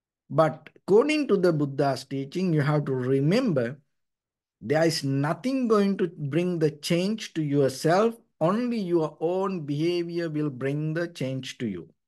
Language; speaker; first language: English; non-native, fluent; Sinhala